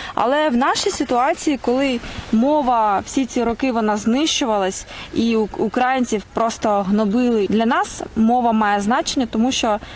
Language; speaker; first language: Ukrainian; non-native, local second language; Russian